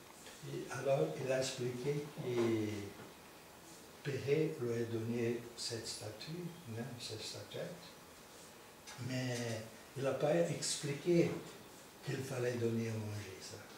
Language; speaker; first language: French; non-native, fluent; Portuguese